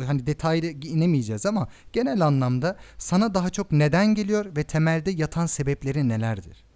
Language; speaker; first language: Turkish; early bilingual, heritage; Turkish